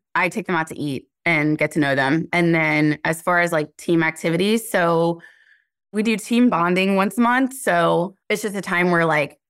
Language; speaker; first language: English; native; English